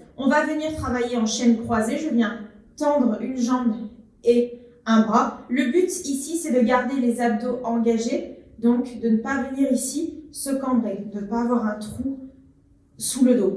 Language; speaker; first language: French; native; French